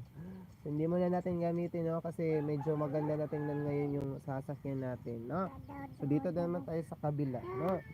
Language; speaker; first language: Filipino; non-native, local second language; Cebuano